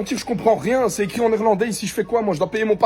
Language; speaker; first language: French; native; French